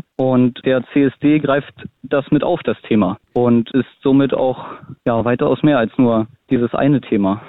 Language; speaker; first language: German; native; German